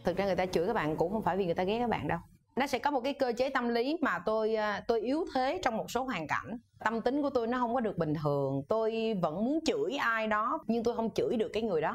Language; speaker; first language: Vietnamese; native; Vietnamese